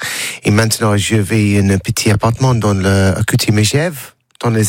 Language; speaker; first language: French; non-native, learner; English